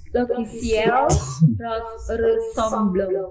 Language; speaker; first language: French; non-native, learner; Indonesian